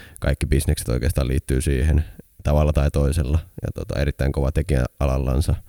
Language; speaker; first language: Finnish; native; Finnish